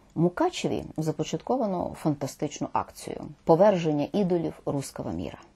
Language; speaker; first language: Ukrainian; native; Ukrainian